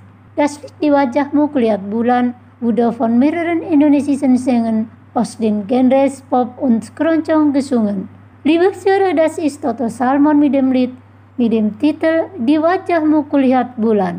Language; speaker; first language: German; non-native, fluent; Indonesian